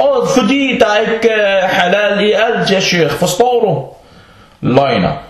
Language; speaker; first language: Danish; non-native, local second language; Arabic